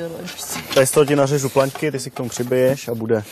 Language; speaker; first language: Czech; native; Czech